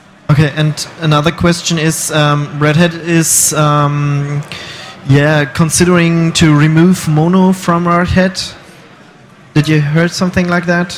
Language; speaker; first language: English; non-native, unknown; German